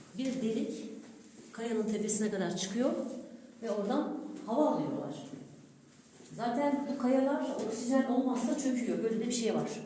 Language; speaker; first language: Turkish; native; Turkish